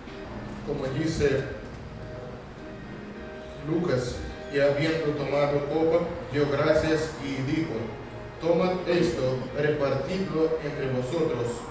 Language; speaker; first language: Spanish; non-native, fluent; Russian